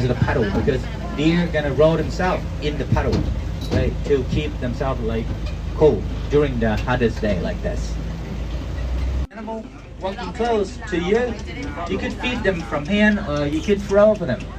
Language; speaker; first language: English; non-native, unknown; Thai